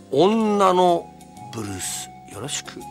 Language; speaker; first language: Japanese; native; Japanese